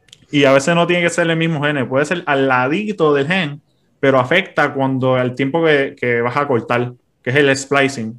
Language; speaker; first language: Spanish; native; Spanish